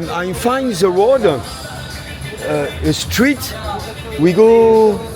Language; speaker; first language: English; non-native, learner; French